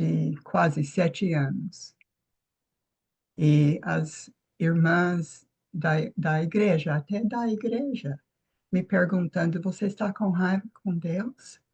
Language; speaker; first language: Portuguese; non-native, fluent; English